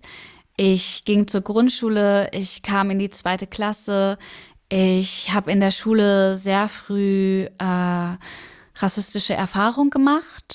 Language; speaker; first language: German; early bilingual, other home language; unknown